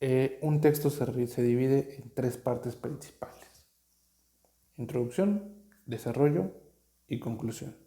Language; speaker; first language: Spanish; native; Spanish